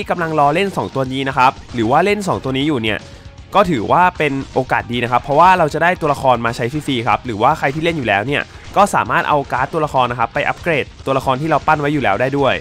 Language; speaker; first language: Thai; native; Thai